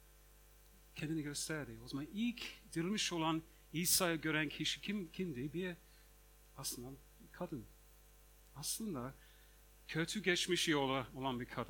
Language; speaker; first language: Turkish; non-native, fluent; English